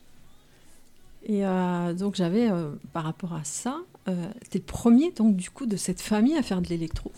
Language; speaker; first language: French; native; French